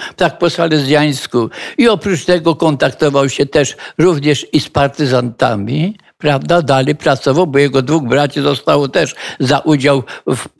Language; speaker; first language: Polish; native; Polish